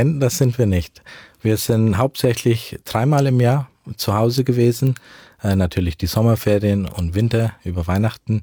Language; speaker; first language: German; early bilingual, heritage; German